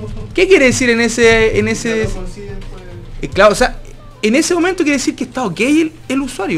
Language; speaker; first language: Spanish; native; Spanish